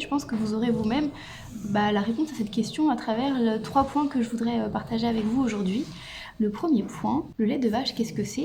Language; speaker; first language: French; native; French